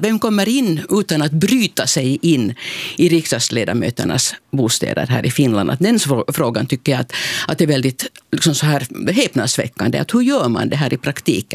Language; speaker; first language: Swedish; native; Swedish